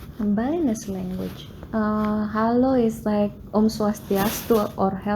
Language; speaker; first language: English; non-native, learner; Balinese